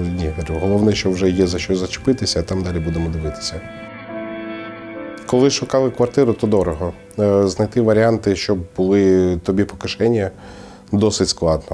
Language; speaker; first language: Ukrainian; native; Ukrainian